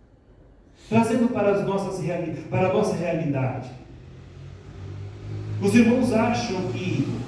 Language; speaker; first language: Portuguese; native; Portuguese